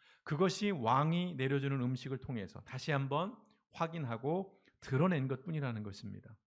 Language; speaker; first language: Korean; native; Korean